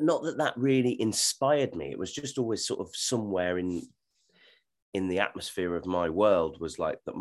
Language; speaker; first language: English; native; English